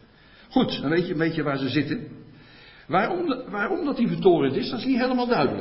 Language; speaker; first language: Dutch; native; Dutch